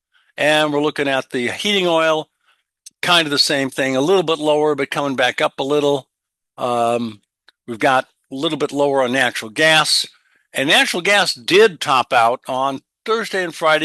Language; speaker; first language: English; native; English